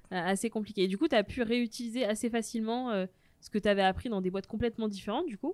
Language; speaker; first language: French; native; French